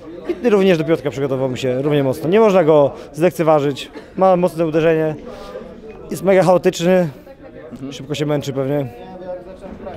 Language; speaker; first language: Polish; native; Polish